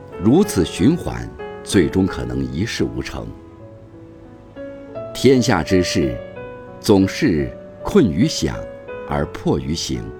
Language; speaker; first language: Chinese; native; Chinese